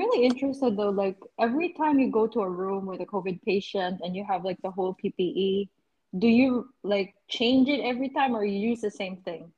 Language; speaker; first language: English; non-native, local second language; Cebuano